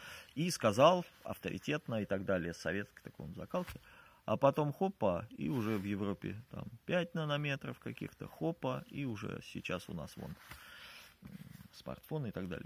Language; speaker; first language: Russian; native; Russian